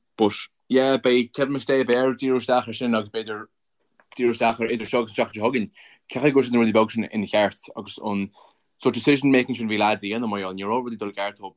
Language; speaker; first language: Irish; native; Irish